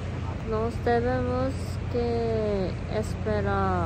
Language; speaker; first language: Portuguese; non-native, learner; Korean